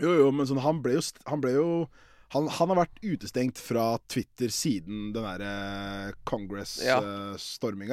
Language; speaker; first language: Norwegian; native; Norwegian